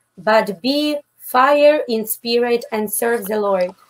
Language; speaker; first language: English; non-native, fluent; Ukrainian